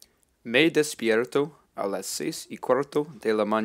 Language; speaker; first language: Spanish; non-native, learner; English